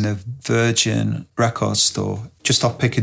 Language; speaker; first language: English; native; English